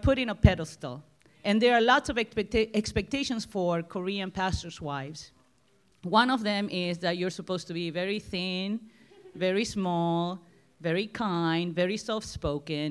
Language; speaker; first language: English; non-native, fluent; Spanish